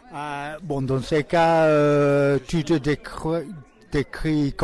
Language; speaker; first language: French; non-native, learner; English